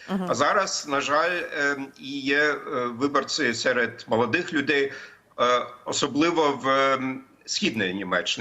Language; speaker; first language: Ukrainian; non-native, fluent; German